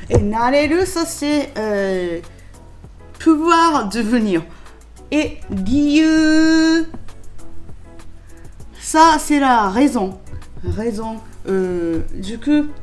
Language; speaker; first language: French; non-native, learner; Japanese